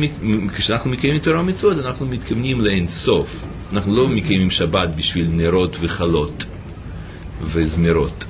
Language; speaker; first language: Hebrew; native; Hebrew